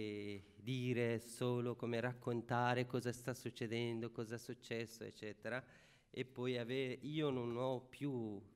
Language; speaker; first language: Italian; non-native, fluent; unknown